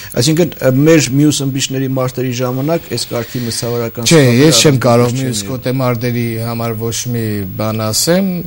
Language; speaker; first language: Armenian; native; Armenian